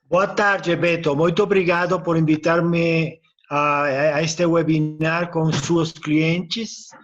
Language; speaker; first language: Portuguese; non-native, learner; Spanish